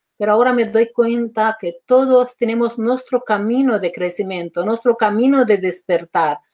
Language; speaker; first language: Spanish; non-native, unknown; Romanian